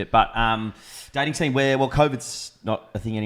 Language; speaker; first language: English; native; English